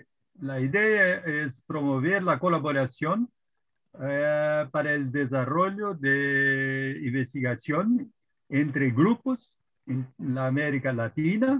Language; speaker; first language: Spanish; non-native, fluent; Portuguese